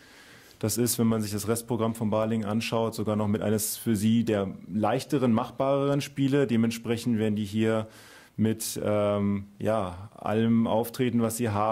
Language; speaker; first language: German; native; German